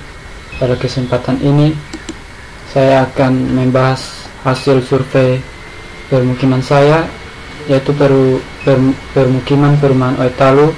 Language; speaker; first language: Indonesian; native; Indonesian